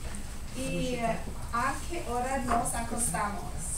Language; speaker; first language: Spanish; non-native, learner; English